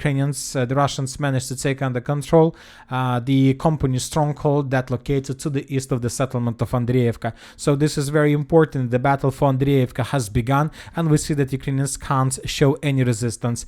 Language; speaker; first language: English; non-native, fluent; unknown